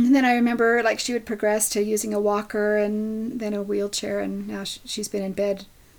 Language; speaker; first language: English; native; English